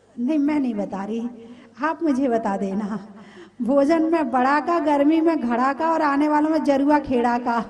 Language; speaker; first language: Hindi; native; Hindi